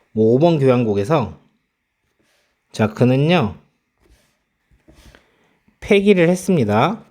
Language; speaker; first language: Korean; native; Korean